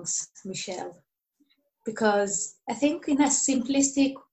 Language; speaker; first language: English; non-native, local second language; Kikuyu